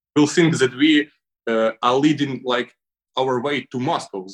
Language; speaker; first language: English; non-native, learner; Ukrainian